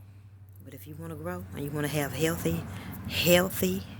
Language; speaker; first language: English; native; English